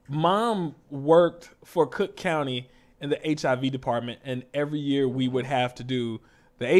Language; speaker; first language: English; native; English